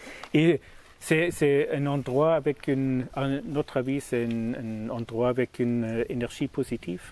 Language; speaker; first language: French; non-native, learner; German